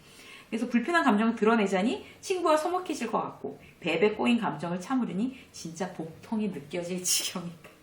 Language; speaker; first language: Korean; native; Korean